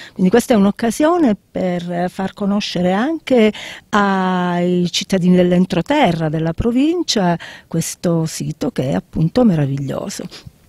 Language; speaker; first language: Italian; native; Italian